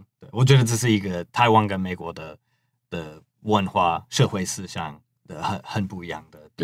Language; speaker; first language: Chinese; non-native, fluent; English